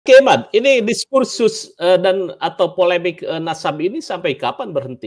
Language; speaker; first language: Indonesian; native; Indonesian